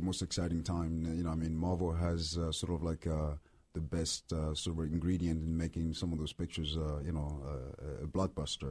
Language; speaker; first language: English; non-native, fluent; French